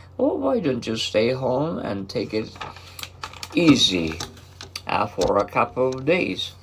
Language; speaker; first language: English; non-native, fluent; Japanese